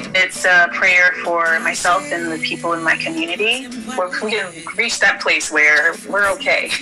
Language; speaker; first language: English; early bilingual, other home language; Haitian Creole